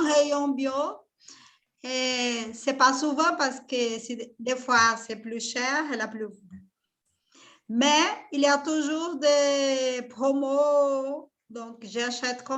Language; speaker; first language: French; non-native, fluent; Portuguese